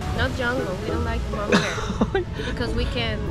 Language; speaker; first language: English; non-native, fluent; Spanish